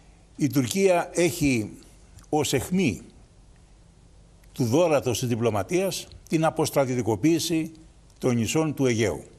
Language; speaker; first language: Greek; native; Greek